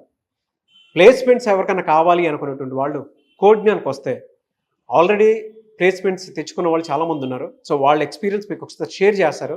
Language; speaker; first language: Telugu; native; Telugu